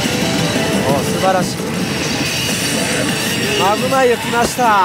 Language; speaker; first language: Japanese; native; Japanese